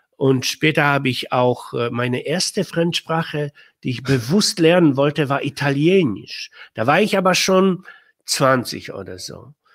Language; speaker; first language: German; non-native, fluent; Polish